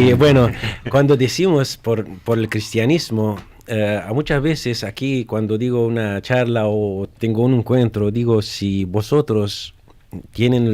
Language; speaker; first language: Spanish; non-native, fluent; Arabic